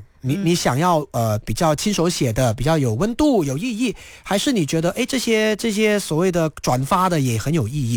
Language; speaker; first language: Chinese; native; Chinese